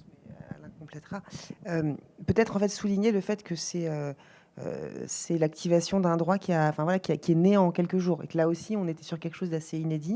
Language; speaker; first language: French; native; French